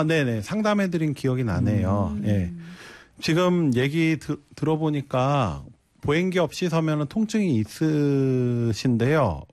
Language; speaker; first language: Korean; native; Korean